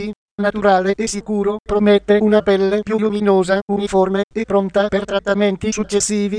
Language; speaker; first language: Italian; native; Italian